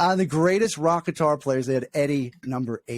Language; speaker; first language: English; native; English